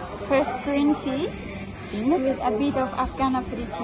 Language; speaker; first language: English; non-native, fluent; Persian